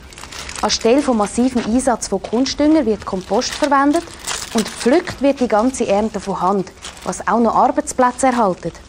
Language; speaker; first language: German; native; German